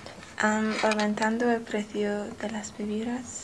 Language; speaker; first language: Spanish; non-native, learner; English